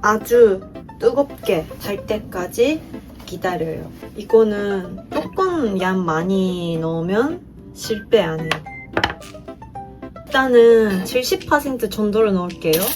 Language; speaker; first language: Korean; non-native, fluent; Japanese